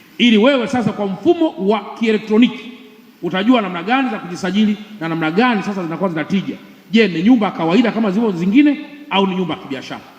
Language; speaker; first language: Swahili; native; Swahili